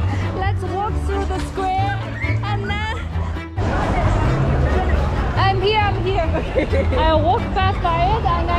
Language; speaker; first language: English; non-native, fluent; Chinese